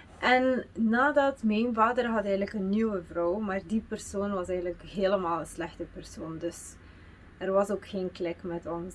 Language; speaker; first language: Dutch; early bilingual, other home language; Amharic